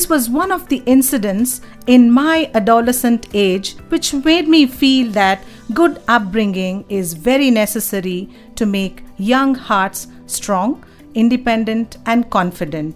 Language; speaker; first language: English; non-native, local second language; Kannada